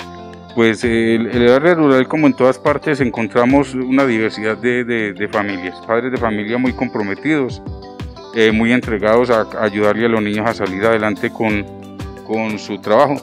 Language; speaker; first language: Spanish; native; Spanish